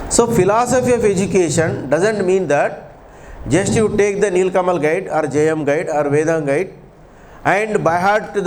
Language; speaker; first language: English; non-native, local second language; Telugu